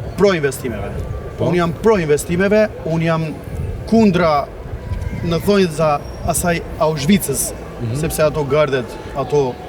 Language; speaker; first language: Albanian; native; Albanian